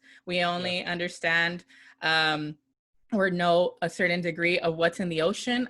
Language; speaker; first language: English; native; English